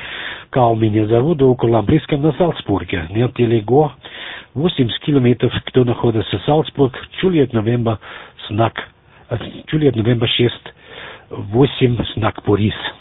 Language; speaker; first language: Russian; non-native, learner; German